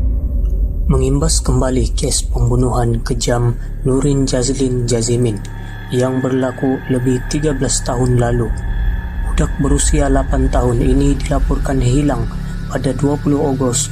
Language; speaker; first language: Malay; native; Malay